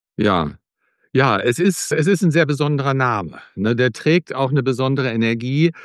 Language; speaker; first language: German; native; German